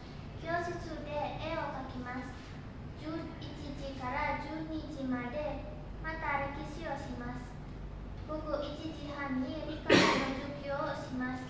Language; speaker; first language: Japanese; non-native, learner; Indonesian